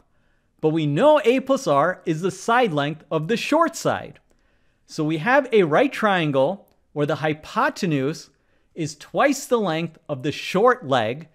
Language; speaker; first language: English; native; English